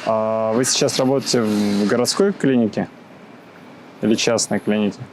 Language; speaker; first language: Russian; native; Russian